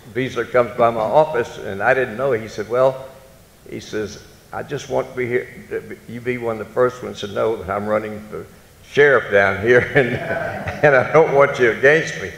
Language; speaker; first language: English; native; English